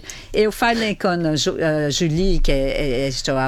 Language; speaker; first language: Portuguese; non-native, fluent; French